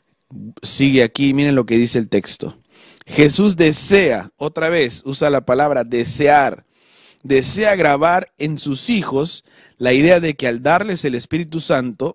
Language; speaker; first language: Spanish; native; Spanish